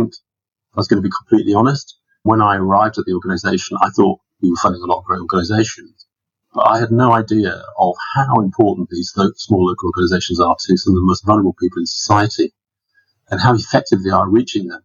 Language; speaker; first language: English; native; English